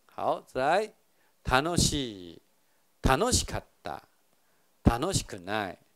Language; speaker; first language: Japanese; non-native, fluent; Chinese